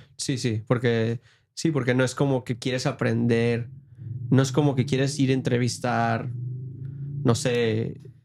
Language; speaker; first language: Spanish; early bilingual, heritage; Spanish